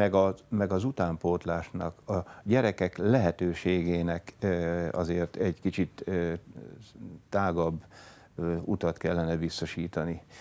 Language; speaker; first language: Hungarian; native; Hungarian